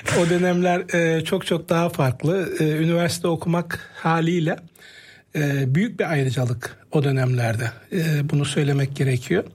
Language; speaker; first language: Turkish; native; Turkish